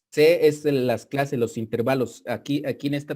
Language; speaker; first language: Spanish; native; Spanish